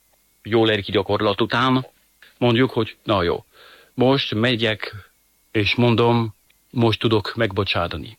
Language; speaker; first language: Hungarian; non-native, fluent; French